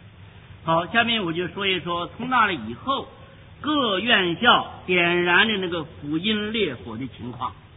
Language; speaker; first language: Chinese; native; Chinese